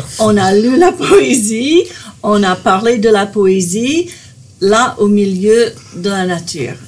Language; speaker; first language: French; non-native, fluent; English